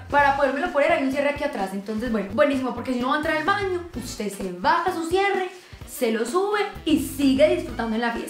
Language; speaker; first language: Spanish; native; Spanish